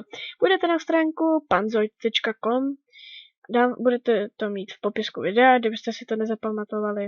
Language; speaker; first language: Czech; native; Czech